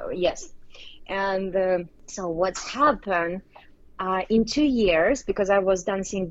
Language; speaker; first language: English; non-native, fluent; Uzbek